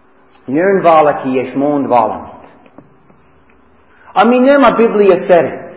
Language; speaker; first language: Hungarian; non-native, fluent; English